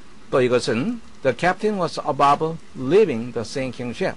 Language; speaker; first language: English; non-native, fluent; Korean